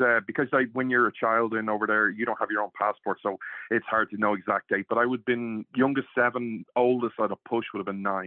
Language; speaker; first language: English; native; English